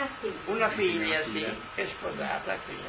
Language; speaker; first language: Italian; non-native, local second language; Friulian